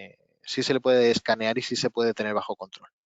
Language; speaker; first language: Spanish; native; Spanish